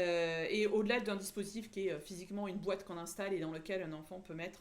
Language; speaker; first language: French; native; French